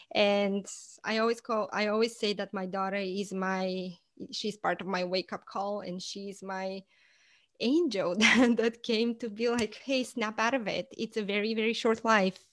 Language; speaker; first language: English; non-native, fluent; Portuguese